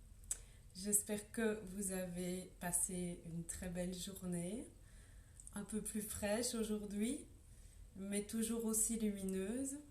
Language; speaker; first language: French; native; French